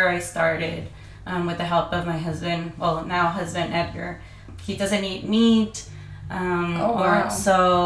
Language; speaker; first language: English; non-native, fluent; Spanish